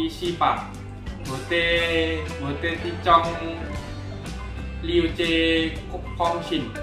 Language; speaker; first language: Chinese; non-native, learner; Javanese